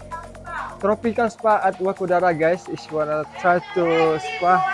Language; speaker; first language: English; non-native, learner; Indonesian